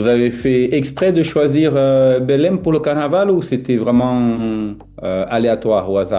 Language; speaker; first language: French; non-native, fluent; Portuguese